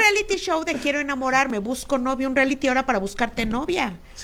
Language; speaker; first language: Spanish; native; Spanish